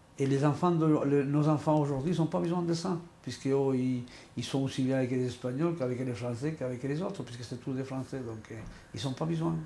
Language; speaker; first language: French; non-native, fluent; Spanish